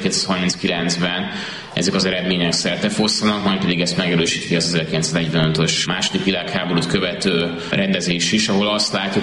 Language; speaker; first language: Hungarian; native; Hungarian